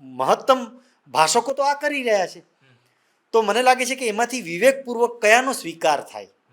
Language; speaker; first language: Gujarati; non-native, local second language; Vasavi